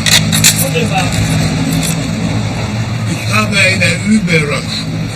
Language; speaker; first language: German; non-native, fluent; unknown